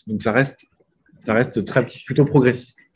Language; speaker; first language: French; native; French